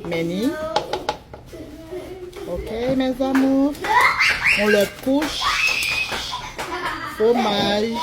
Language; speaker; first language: French; non-native, local second language; Haitian Creole